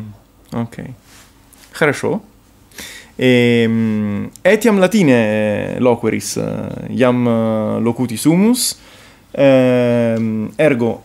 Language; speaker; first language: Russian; non-native, fluent; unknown